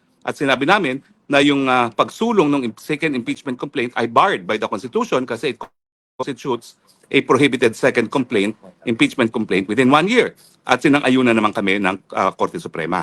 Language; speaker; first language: Filipino; native; Filipino